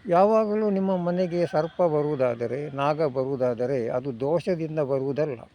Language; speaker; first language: Kannada; non-native, local second language; Tulu